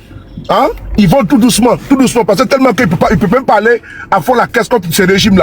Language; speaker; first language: French; native; French